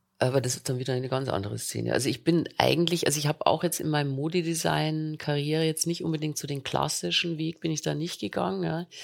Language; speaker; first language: German; native; German